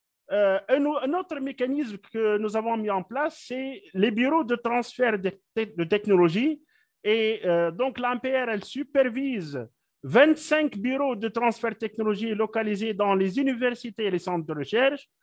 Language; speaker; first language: French; non-native, local second language; Arabic